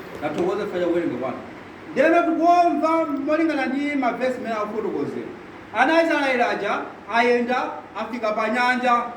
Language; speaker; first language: Nyanja; non-native, local second language; Tumbuka